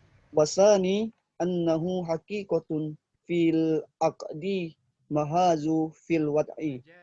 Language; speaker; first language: Arabic; non-native, learner; Indonesian